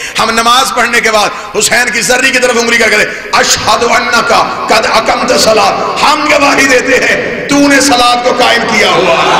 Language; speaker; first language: Urdu; native; Urdu